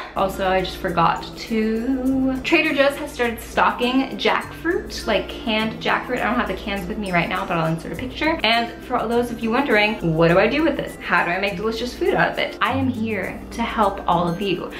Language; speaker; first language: English; native; English